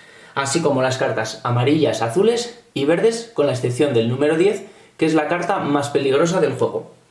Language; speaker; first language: Spanish; native; Spanish